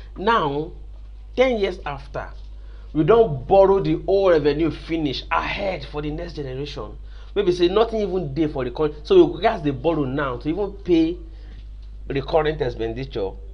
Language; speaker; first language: Nigerian Pidgin; non-native, local second language; Yoruba